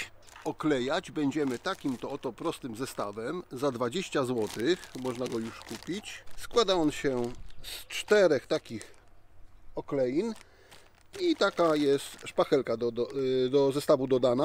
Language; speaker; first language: Polish; native; Polish